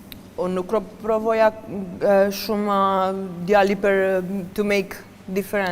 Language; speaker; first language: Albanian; early bilingual, heritage; Albanian